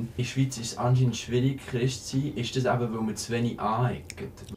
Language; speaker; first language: German; native; German